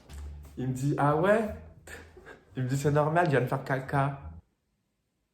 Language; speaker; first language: French; native; French